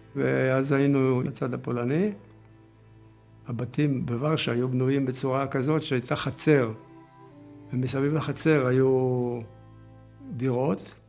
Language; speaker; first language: Hebrew; early bilingual, other home language; Yiddish